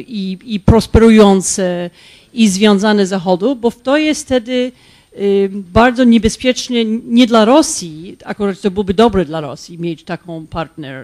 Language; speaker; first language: Polish; non-native, fluent; English